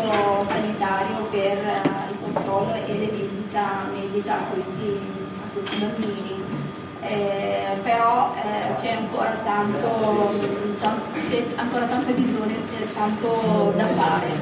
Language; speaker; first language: Italian; non-native, fluent; Kurdish